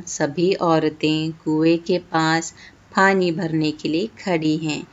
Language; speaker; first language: Hindi; non-native, local second language; Malayalam